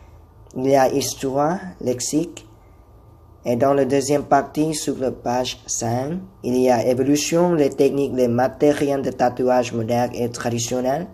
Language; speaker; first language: French; non-native, learner; Thai